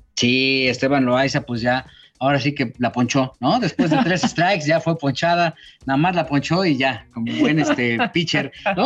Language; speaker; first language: Spanish; native; Spanish